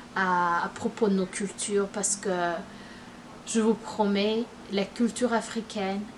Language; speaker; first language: French; non-native, local second language; Rundi